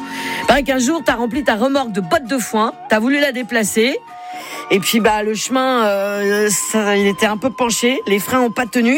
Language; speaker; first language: French; native; French